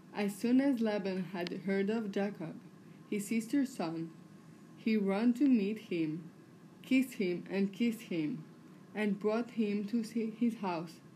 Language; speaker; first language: English; non-native, learner; French